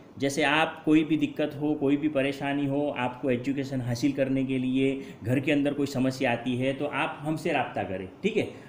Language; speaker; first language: Hindi; non-native, local second language; Gujarati